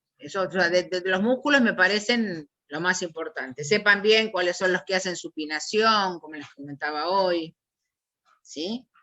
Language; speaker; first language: Spanish; native; Spanish